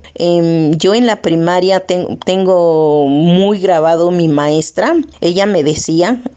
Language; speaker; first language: Spanish; early bilingual, other home language; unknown